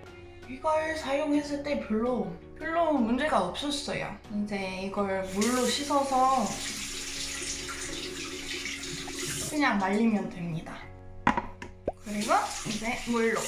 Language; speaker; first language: Korean; non-native, fluent; English